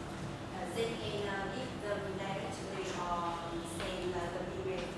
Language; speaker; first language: English; non-native, local second language; Vietnamese